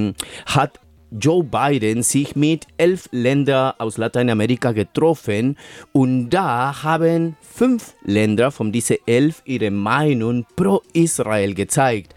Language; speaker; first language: German; non-native, fluent; Spanish